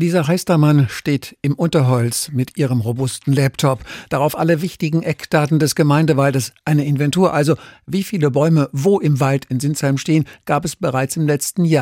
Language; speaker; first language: German; native; German